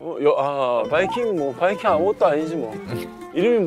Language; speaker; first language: Korean; native; Korean